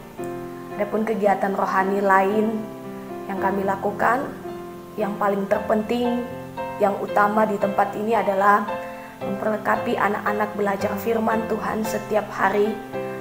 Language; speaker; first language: Indonesian; non-native, local second language; Nias